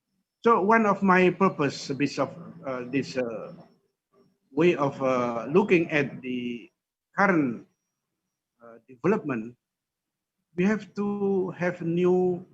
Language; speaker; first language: English; non-native, fluent; Indonesian